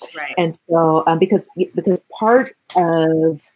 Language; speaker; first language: English; native; English